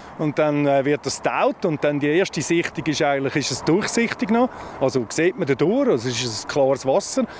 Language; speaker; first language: German; native; German